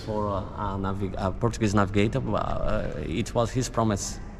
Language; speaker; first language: English; non-native, fluent; Portuguese